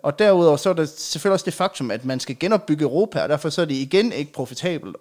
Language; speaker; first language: Danish; native; Danish